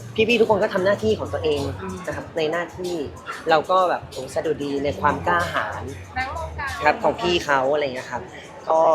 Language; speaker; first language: Thai; native; Thai